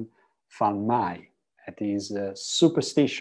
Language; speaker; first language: Dutch; non-native, fluent; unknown